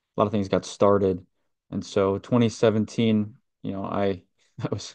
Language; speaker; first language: English; native; English